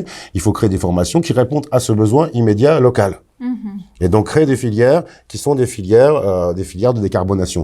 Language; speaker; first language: French; native; French